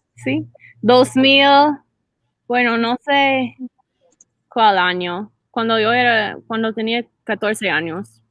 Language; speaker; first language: Spanish; non-native, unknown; English